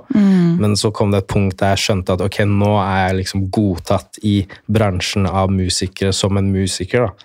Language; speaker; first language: Norwegian; native; Norwegian